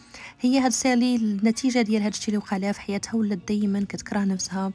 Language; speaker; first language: Arabic; native; Arabic